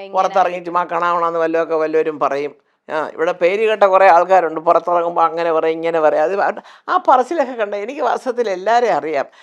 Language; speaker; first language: Malayalam; native; Malayalam